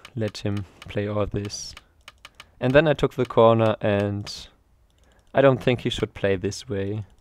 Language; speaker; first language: English; non-native, fluent; German